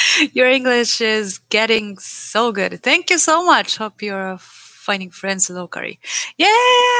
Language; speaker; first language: English; non-native, learner; Japanese